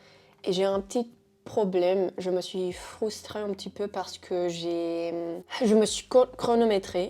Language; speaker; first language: French; non-native, fluent; Spanish